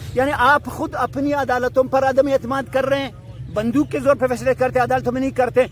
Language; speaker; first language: Urdu; non-native, local second language; Pashto